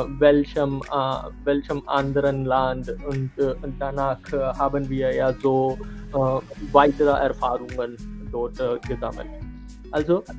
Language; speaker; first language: German; non-native, learner; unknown